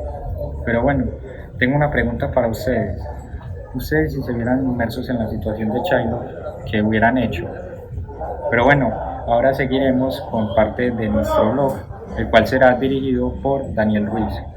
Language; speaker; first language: Spanish; native; Spanish